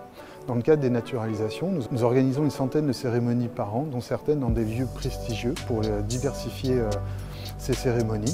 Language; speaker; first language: French; native; French